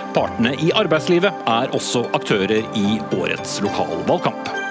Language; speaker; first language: Norwegian; native; Norwegian